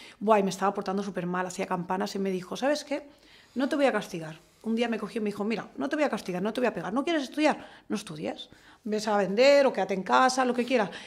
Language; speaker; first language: Spanish; native; Spanish